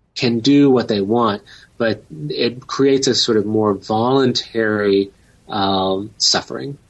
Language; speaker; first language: English; native; English